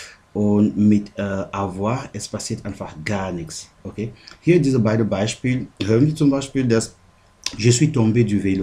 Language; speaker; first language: German; non-native, fluent; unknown